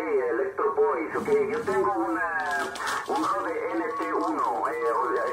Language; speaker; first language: Spanish; non-native, learner; Italian